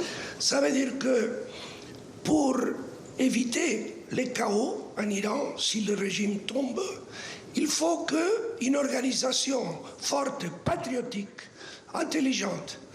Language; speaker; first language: French; non-native, fluent; Spanish